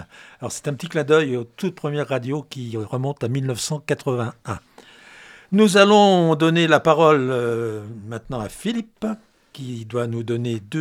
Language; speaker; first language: French; native; French